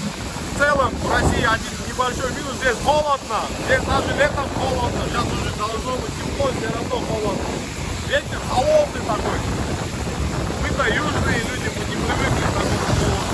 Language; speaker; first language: Russian; non-native, fluent; Turkish